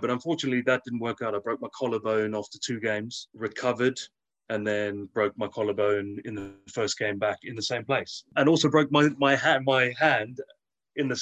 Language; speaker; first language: English; native; English